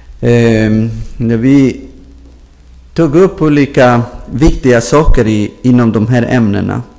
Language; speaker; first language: Swedish; non-native, fluent; Spanish